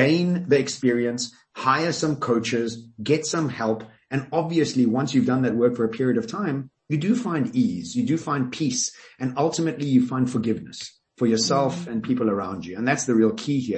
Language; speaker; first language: English; native; English